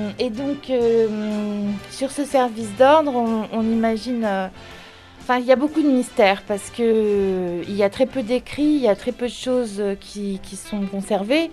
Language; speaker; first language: French; native; French